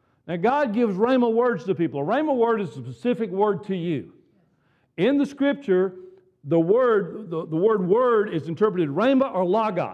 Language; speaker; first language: English; native; English